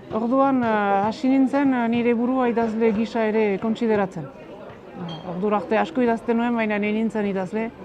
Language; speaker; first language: Basque; native; Basque